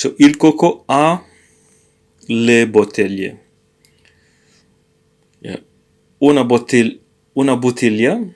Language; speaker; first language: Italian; non-native, learner; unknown